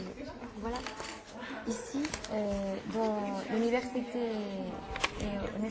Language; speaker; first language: French; non-native, learner; Spanish